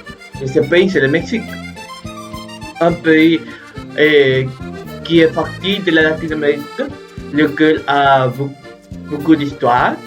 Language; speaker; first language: French; non-native, learner; Spanish